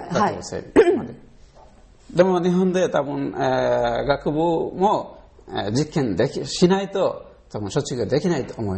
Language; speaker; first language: Japanese; non-native, learner; Bangla